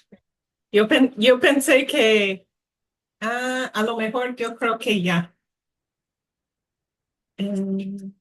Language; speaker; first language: Spanish; non-native, fluent; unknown